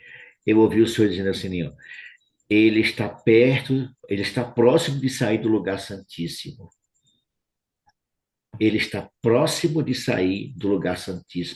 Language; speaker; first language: Portuguese; native; Portuguese